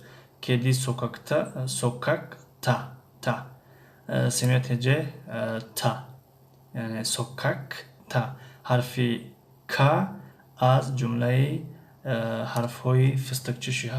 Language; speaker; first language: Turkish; non-native, fluent; Tajik